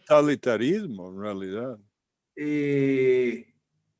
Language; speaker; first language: Spanish; non-native, fluent; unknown